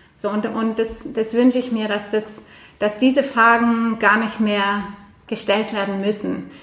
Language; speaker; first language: German; non-native, fluent; Norwegian